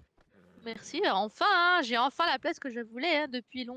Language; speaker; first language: French; native; French